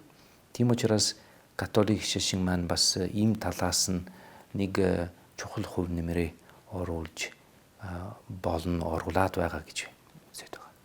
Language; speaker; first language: Mongolian; non-native, fluent; Italian